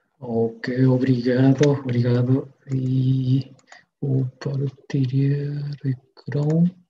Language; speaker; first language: Portuguese; non-native, learner; Japanese